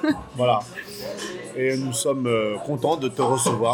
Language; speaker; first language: French; native; French